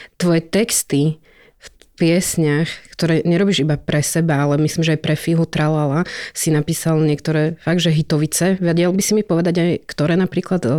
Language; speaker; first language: Slovak; native; Slovak